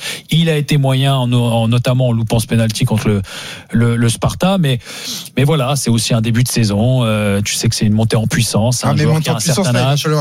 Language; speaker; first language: French; native; French